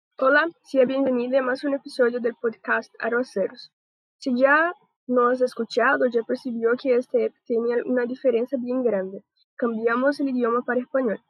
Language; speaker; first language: Spanish; non-native, learner; Portuguese